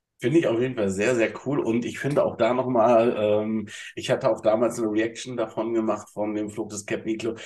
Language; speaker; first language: German; native; German